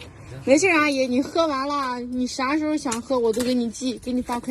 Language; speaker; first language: Chinese; native; Chinese